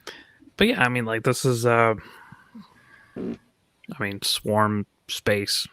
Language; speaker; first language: English; native; English